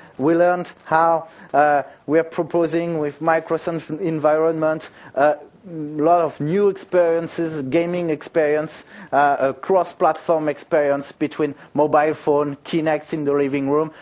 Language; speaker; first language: English; non-native, fluent; French